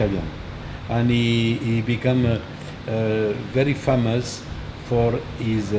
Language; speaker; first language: English; non-native, learner; French